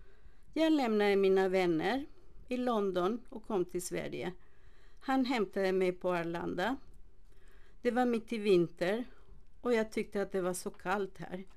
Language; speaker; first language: Swedish; non-native, fluent; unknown